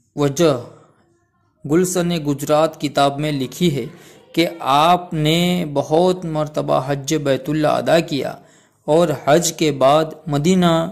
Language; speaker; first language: Urdu; non-native, local second language; Gujarati